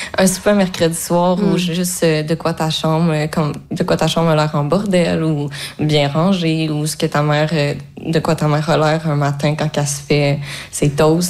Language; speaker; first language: French; native; French